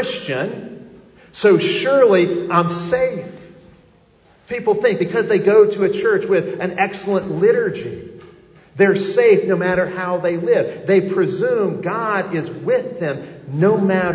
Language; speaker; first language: English; native; English